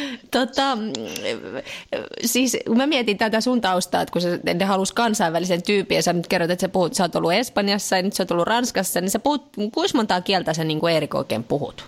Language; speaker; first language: Finnish; native; Finnish